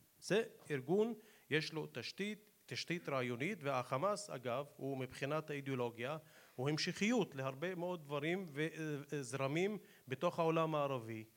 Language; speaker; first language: Hebrew; non-native, local second language; Arabic